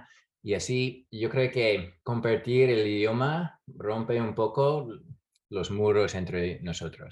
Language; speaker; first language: Spanish; non-native, fluent; English